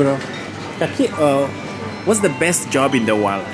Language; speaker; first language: English; non-native, fluent; Russian